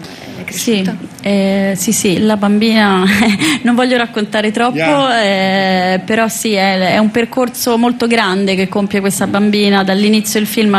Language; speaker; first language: Italian; native; Italian